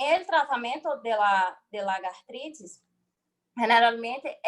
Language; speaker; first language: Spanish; non-native, learner; Portuguese